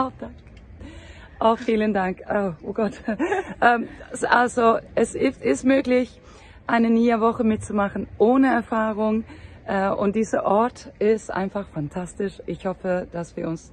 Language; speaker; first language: German; non-native, fluent; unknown